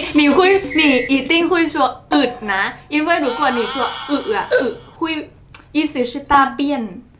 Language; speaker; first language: Thai; native; Thai